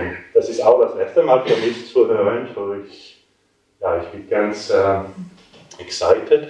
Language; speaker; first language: German; non-native, learner; French